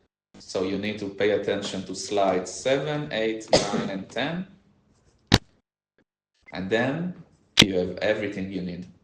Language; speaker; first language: English; non-native, learner; Hebrew